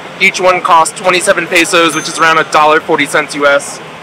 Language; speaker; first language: English; native; English